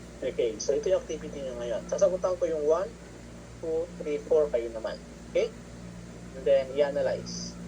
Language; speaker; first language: Filipino; non-native, local second language; Pampanga